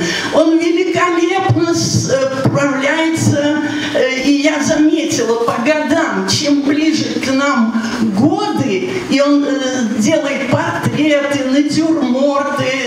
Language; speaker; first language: Russian; native; Russian